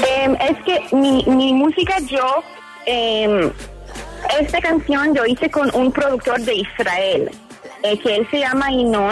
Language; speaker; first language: Spanish; early bilingual, heritage; Hebrew